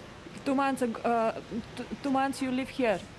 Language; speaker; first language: English; non-native, fluent; Bulgarian